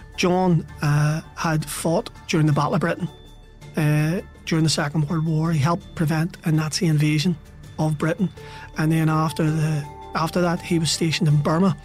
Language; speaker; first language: English; native; English